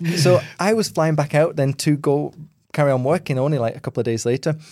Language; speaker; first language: English; native; English